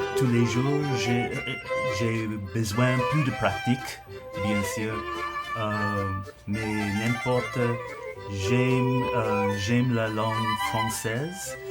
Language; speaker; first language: French; non-native, learner; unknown